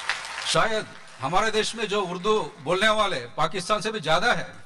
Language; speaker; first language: Hindi; non-native, local second language; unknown